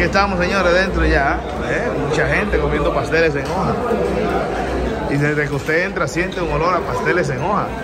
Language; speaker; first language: Spanish; native; Spanish